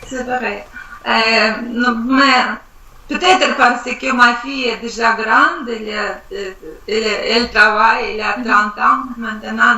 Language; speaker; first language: French; non-native, learner; Russian